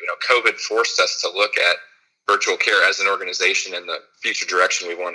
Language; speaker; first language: English; native; English